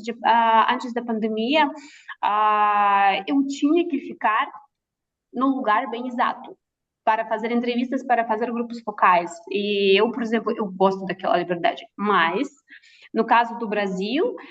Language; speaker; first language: Portuguese; non-native, fluent; Russian